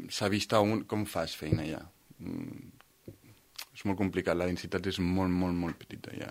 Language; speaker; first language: Catalan; native; Catalan